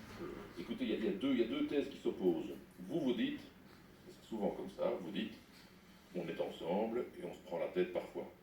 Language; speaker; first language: French; native; French